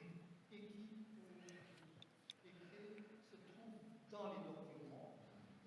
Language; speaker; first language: French; non-native, fluent; Portuguese